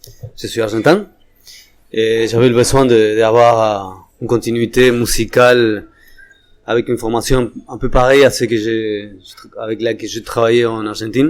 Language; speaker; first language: French; non-native, fluent; Spanish